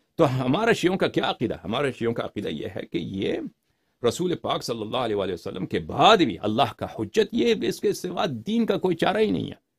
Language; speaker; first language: Urdu; non-native, fluent; Persian